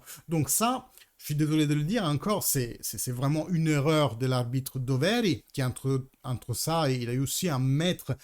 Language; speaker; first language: French; early bilingual, heritage; Italian